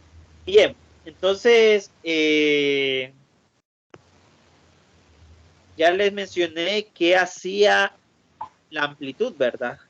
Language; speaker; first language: Spanish; native; Spanish